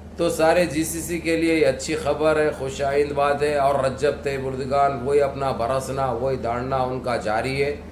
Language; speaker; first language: Urdu; native; Urdu